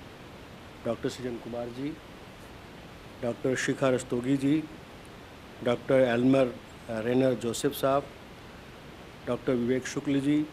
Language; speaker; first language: Hindi; native; Hindi